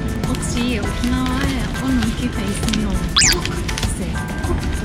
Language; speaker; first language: Korean; non-native, learner; Japanese